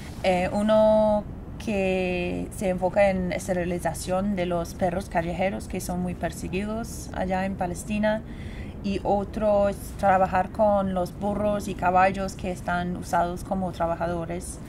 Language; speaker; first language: Spanish; non-native, fluent; English